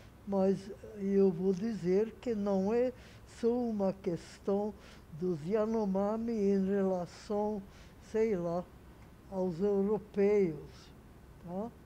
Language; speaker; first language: Portuguese; non-native, fluent; Hungarian